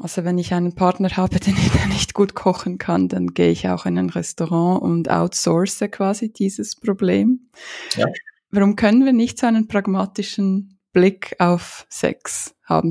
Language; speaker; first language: German; native; German